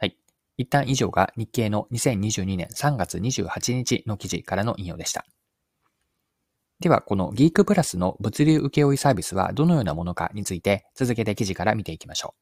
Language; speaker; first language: Japanese; native; Japanese